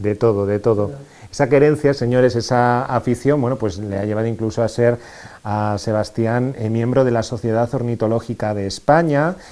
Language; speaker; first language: Spanish; native; Spanish